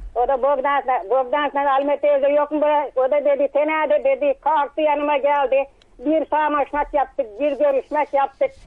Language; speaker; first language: Turkish; native; Turkish